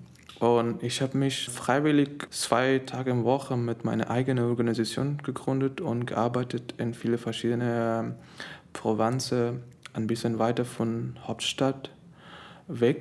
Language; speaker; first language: German; non-native, fluent; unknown